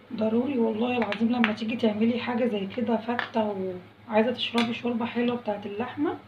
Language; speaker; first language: Arabic; native; Arabic